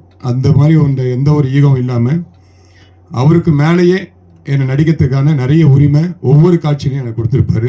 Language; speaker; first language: Tamil; native; Tamil